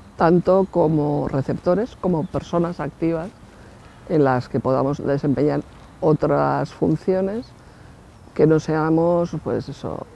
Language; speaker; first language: Spanish; native; Spanish